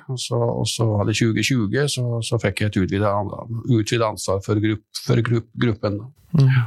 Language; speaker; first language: Norwegian; native; Norwegian